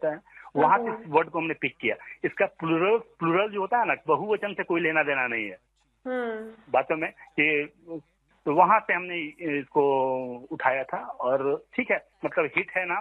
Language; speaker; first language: Hindi; native; Hindi